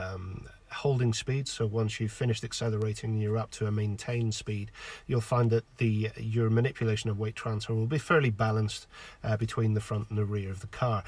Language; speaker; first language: English; native; English